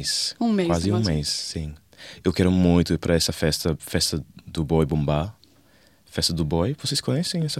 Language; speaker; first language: Portuguese; non-native, learner; English